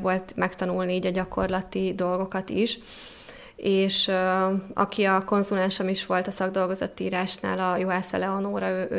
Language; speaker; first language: Hungarian; native; Hungarian